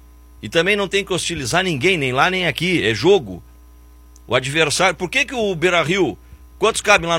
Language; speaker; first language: Portuguese; native; Portuguese